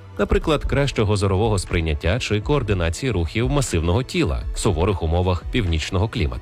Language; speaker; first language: Ukrainian; native; Ukrainian